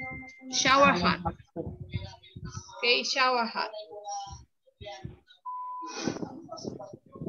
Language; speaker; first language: Japanese; non-native, fluent; Filipino